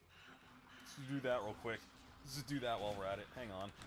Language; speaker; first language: English; native; English